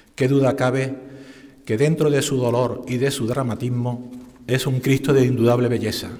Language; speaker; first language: Spanish; native; Spanish